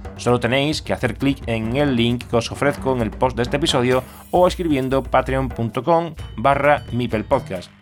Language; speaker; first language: Spanish; native; Spanish